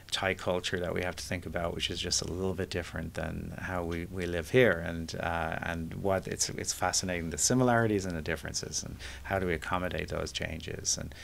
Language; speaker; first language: English; native; English